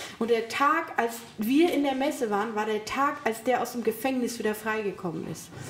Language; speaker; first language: German; native; German